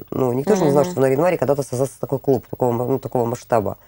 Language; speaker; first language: Russian; native; Russian